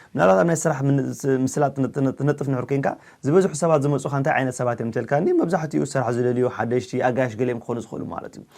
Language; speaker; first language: Tigrinya; native; Tigrinya